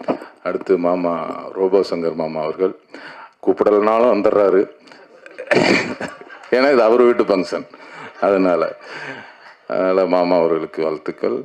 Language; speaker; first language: Tamil; native; Tamil